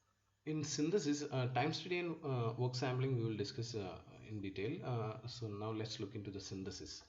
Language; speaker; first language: English; non-native, local second language; Malayalam